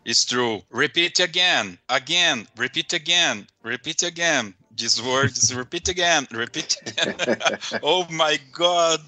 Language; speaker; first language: English; non-native, learner; Portuguese